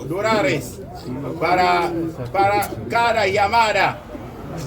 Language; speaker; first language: Spanish; non-native, local second language; Haitian Creole